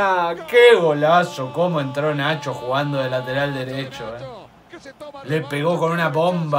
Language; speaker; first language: Spanish; native; Spanish